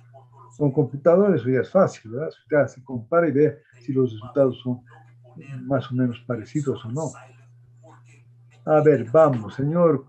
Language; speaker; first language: Spanish; native; Spanish